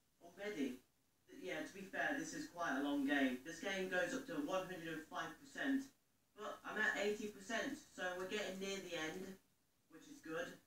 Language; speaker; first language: English; native; English